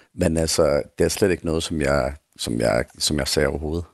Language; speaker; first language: Danish; non-native, fluent; English